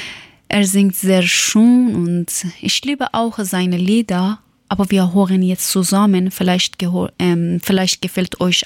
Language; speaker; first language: German; non-native, learner; Persian